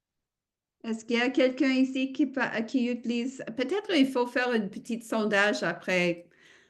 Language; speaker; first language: French; non-native, fluent; English